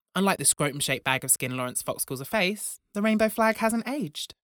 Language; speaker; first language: English; native; English